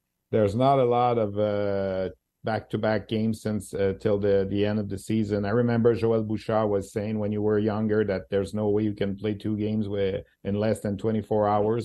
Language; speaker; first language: English; non-native, fluent; French